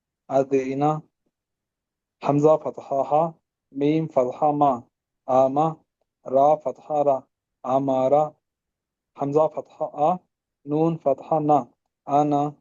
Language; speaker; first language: Arabic; non-native, learner; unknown